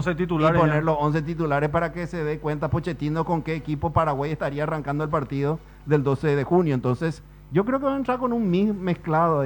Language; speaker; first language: Spanish; native; Spanish